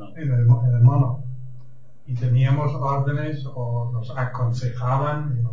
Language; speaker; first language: Spanish; non-native, fluent; German